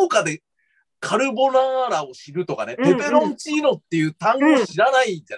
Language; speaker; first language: Japanese; native; Japanese